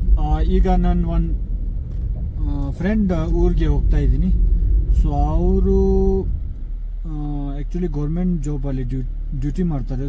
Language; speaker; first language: Kannada; non-native, fluent; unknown